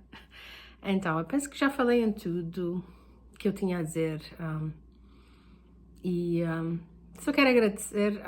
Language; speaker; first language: Portuguese; early bilingual, heritage; Portuguese